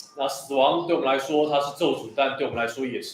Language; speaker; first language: Chinese; native; Chinese